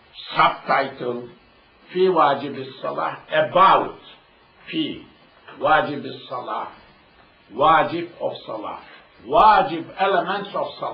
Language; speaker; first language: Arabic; non-native, fluent; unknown